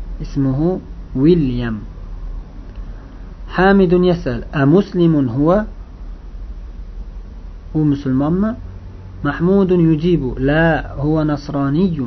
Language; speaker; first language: Arabic; non-native, fluent; Uzbek